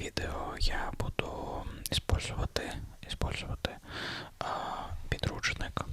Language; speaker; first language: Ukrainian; non-native, learner; Russian